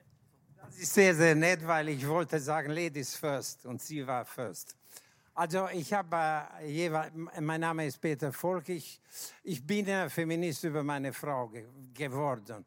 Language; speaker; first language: German; non-native, fluent; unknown